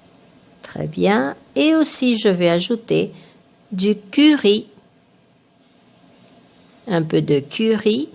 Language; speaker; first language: French; non-native, fluent; Spanish